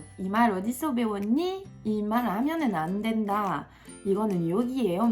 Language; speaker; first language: Korean; non-native, fluent; French